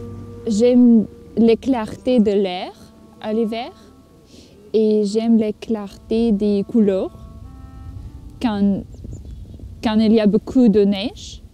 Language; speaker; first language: French; non-native, learner; Russian